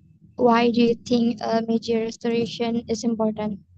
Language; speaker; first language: English; non-native, learner; Indonesian